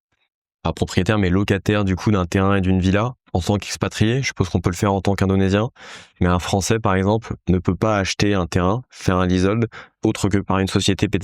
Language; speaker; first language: French; native; French